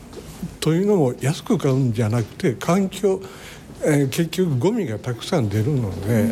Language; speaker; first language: Japanese; native; Japanese